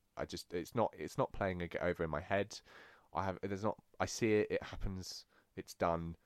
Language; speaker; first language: English; native; English